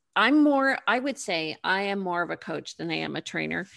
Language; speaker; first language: English; native; English